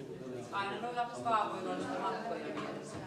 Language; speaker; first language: Finnish; native; Finnish